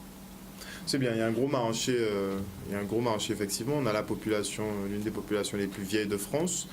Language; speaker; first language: French; native; French